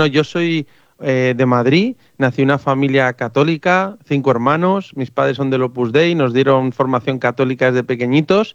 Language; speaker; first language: Spanish; native; Spanish